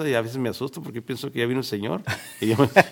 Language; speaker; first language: Spanish; native; Spanish